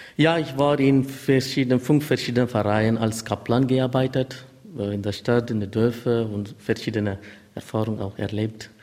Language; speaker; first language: German; non-native, learner; Tamil